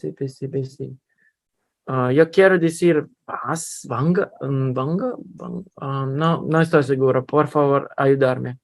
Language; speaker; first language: Spanish; non-native, learner; English